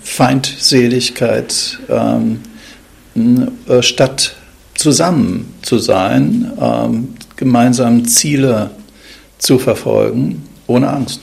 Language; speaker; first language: German; native; German